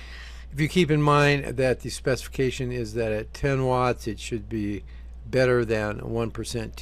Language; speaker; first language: English; native; English